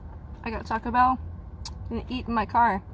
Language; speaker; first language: English; native; English